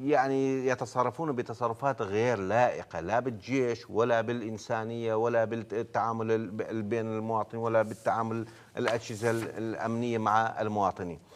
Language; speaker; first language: Arabic; non-native, local second language; Kurdish